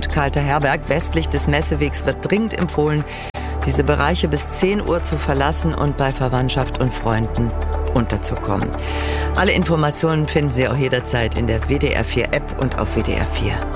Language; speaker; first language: German; native; German